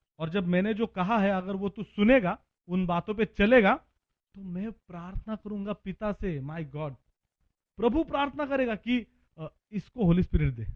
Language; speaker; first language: Hindi; non-native, local second language; Marathi